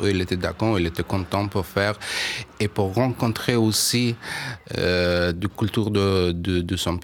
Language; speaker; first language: French; non-native, learner; Persian